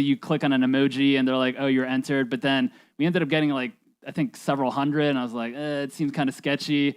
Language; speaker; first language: English; native; English